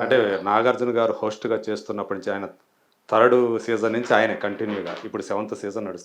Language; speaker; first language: Telugu; native; Telugu